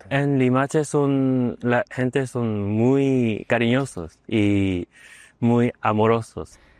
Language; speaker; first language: Spanish; non-native, learner; Korean